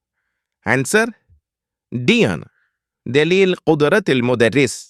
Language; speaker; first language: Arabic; non-native, fluent; Malayalam